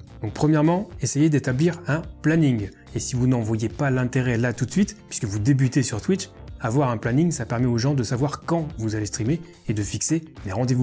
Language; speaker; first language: French; native; French